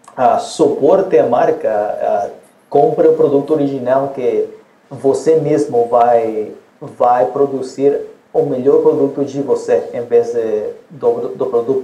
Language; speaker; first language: Portuguese; non-native, fluent; Spanish